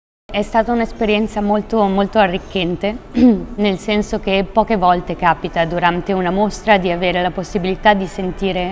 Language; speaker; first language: Italian; non-native, fluent; Albanian